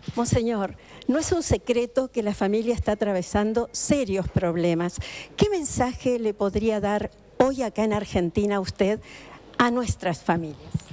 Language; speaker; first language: Spanish; native; Spanish